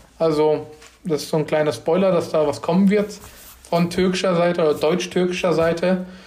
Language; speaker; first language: German; early bilingual, other home language; Turkish